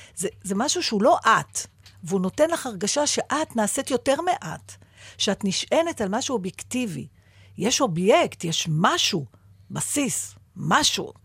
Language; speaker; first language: Hebrew; native; Hebrew